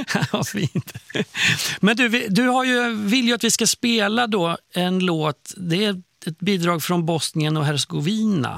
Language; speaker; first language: Swedish; native; Swedish